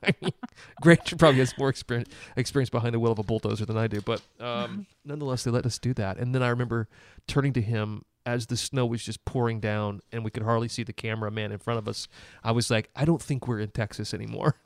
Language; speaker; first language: English; native; English